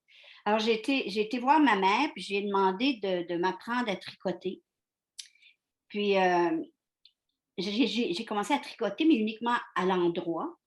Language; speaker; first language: French; native; French